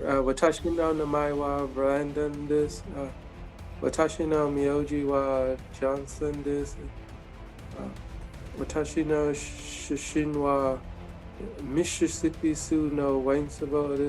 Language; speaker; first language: Japanese; non-native, learner; English